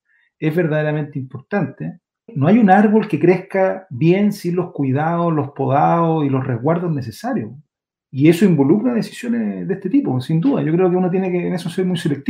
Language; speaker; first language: Spanish; native; Spanish